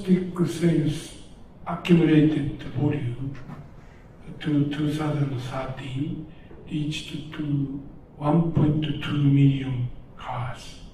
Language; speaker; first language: English; non-native, learner; Japanese